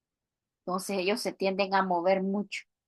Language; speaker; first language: Spanish; native; Spanish